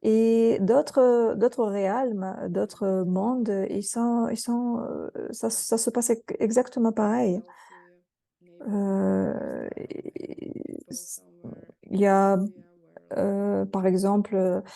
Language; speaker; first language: French; non-native, fluent; Russian